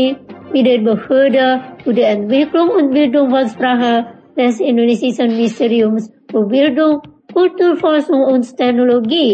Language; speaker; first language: German; non-native, learner; Indonesian